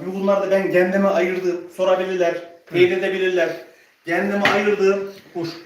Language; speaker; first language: Turkish; native; Turkish